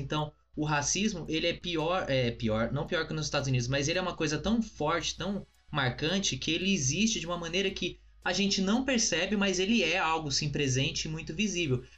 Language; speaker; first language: Portuguese; native; Portuguese